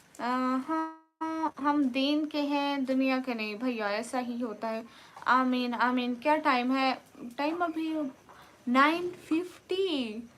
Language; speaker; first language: Urdu; non-native, local second language; Punjabi